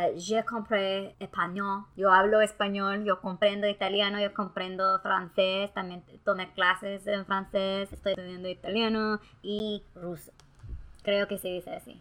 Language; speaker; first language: Spanish; early bilingual, other home language; English